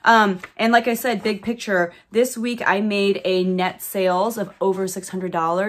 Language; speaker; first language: English; native; English